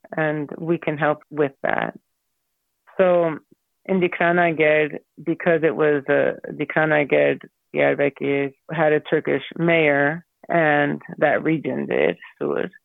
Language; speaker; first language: English; early bilingual, other home language; Armenian